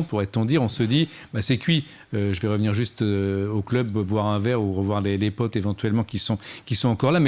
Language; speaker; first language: French; native; French